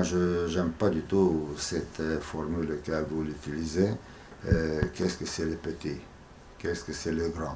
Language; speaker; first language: French; non-native, fluent; Hungarian